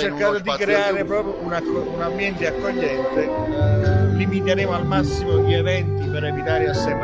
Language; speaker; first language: Italian; native; Italian